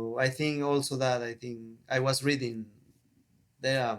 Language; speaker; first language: English; non-native, learner; Spanish